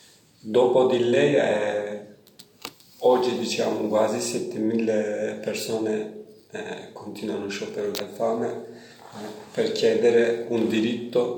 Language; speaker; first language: Italian; non-native, learner; Kurdish